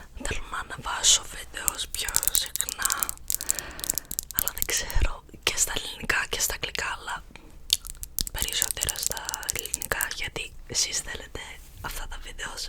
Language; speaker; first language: Greek; early bilingual, heritage; English